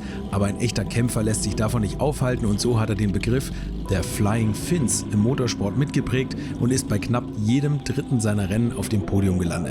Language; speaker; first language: German; native; German